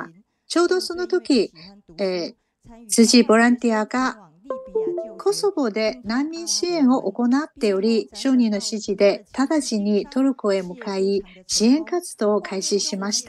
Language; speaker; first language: Japanese; non-native, fluent; Chinese